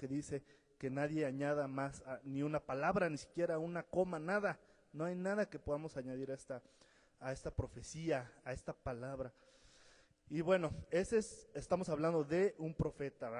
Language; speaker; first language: Spanish; native; Spanish